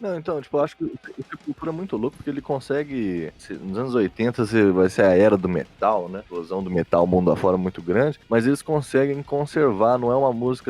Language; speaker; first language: Portuguese; native; Portuguese